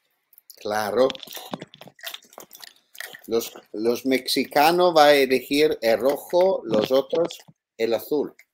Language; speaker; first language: Spanish; non-native, learner; Italian